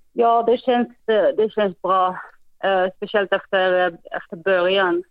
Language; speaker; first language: Swedish; non-native, fluent; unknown